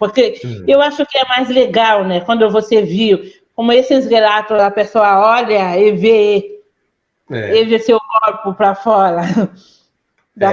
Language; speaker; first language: Portuguese; non-native, fluent; Haitian Creole